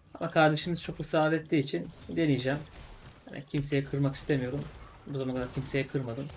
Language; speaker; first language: Turkish; native; Turkish